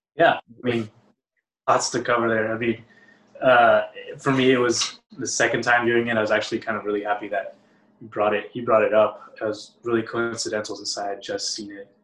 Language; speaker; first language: English; early bilingual, other home language; Spanish